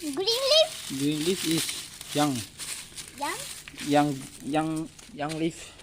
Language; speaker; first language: English; non-native, learner; Malay